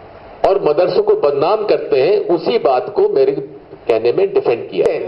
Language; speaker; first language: Hindi; native; Hindi